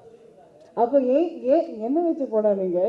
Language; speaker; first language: Tamil; early bilingual, heritage; Tamil